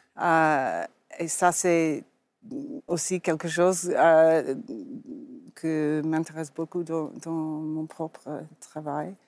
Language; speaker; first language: French; non-native, fluent; English